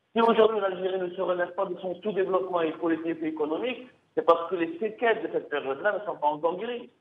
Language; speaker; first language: French; non-native, local second language; Arabic